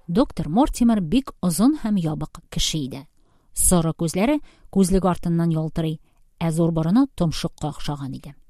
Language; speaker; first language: Tatar; native; Tatar